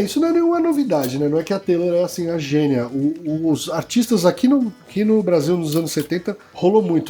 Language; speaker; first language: Portuguese; native; Portuguese